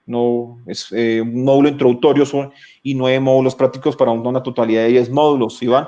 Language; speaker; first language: Spanish; native; Spanish